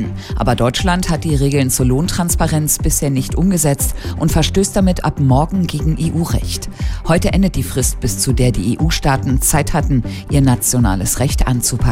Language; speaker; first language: German; native; German